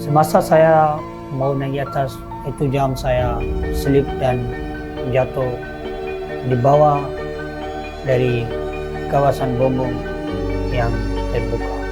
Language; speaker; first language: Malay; non-native, learner; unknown